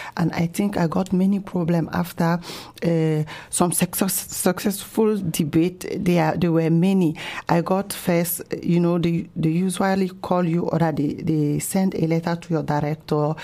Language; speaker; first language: English; non-native, local second language; Ewe